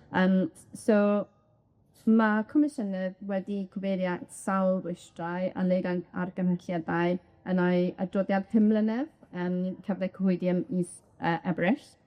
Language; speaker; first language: Welsh; non-native, local second language; English